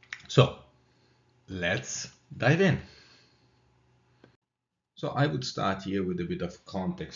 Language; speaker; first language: English; non-native, fluent; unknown